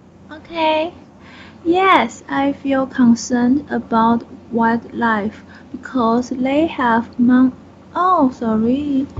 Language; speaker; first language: English; non-native, learner; Chinese